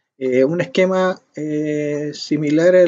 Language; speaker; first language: Spanish; native; Spanish